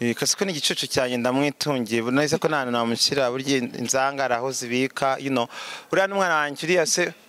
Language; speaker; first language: Kinyarwanda; early bilingual, heritage; Kinyarwanda